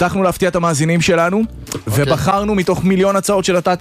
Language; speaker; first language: Hebrew; native; Hebrew